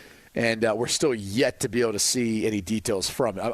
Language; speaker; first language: English; native; English